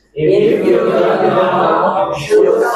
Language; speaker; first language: English; non-native, learner; Indonesian